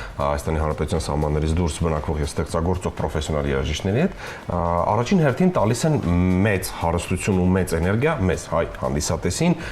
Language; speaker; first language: Armenian; native; Armenian